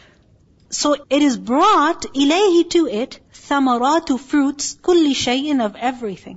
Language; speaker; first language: English; non-native, local second language; Urdu